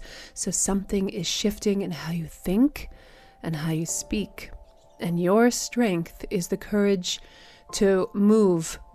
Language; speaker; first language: English; native; English